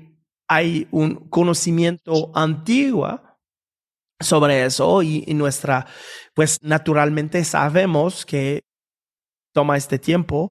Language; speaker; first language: Spanish; non-native, fluent; French